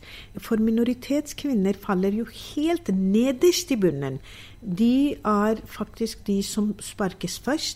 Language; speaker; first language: Norwegian; non-native, fluent; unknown